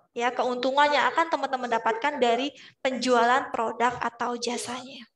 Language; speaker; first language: Indonesian; native; Indonesian